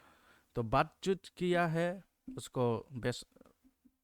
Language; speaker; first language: Hindi; non-native, local second language; Kok Borok